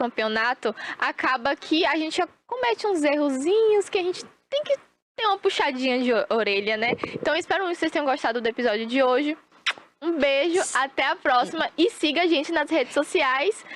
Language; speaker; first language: Portuguese; native; Portuguese